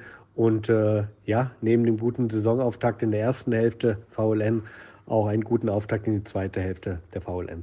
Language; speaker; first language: German; native; German